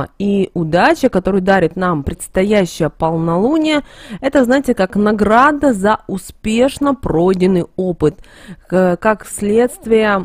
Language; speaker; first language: Russian; native; Russian